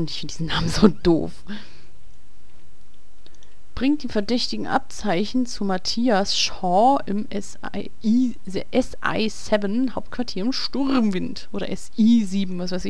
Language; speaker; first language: German; native; German